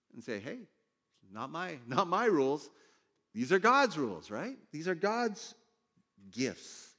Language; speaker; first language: English; native; English